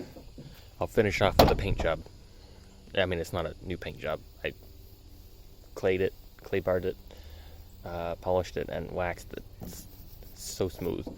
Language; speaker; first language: English; native; English